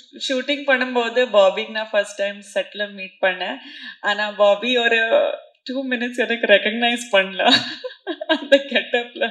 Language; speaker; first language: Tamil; non-native, local second language; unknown